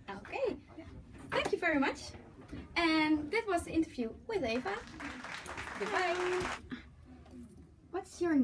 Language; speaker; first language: English; non-native, learner; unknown